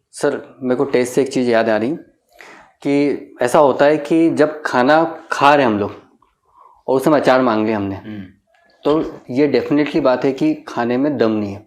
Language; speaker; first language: Hindi; native; Hindi